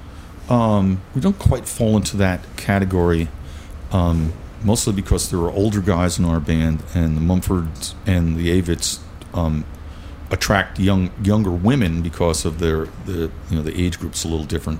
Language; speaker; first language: English; native; English